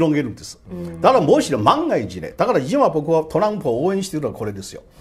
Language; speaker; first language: Japanese; non-native, fluent; Chinese